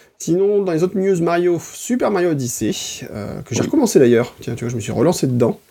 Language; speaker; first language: French; native; French